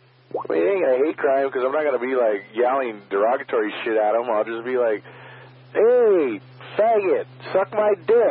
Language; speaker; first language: English; native; English